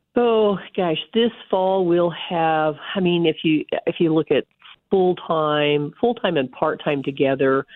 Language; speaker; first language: English; native; English